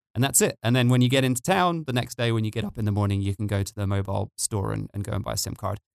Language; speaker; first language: English; native; English